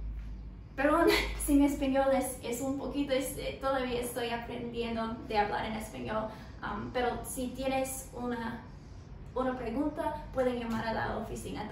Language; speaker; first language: Spanish; non-native, learner; English